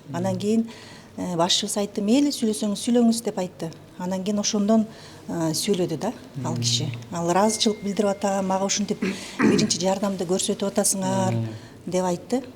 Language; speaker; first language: Kyrgyz; native; Kyrgyz